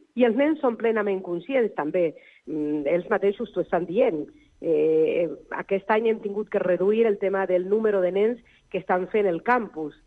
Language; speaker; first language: Catalan; non-native, fluent; Spanish